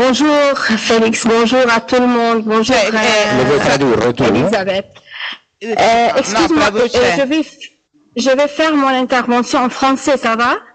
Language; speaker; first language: French; non-native, local second language; Arabic